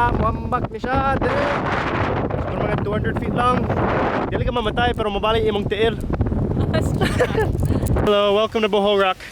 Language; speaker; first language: Cebuano; non-native, fluent; English